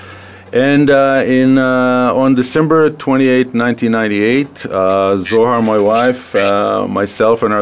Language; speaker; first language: English; non-native, fluent; Hebrew